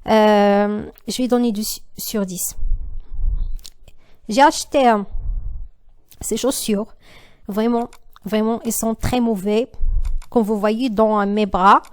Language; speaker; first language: French; non-native, learner; Arabic